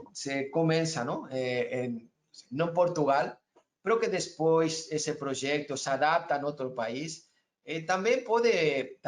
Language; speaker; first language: Portuguese; non-native, learner; Spanish